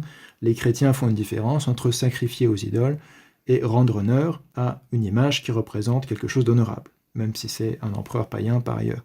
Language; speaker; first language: French; native; French